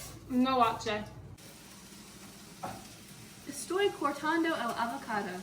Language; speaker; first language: Spanish; non-native, learner; English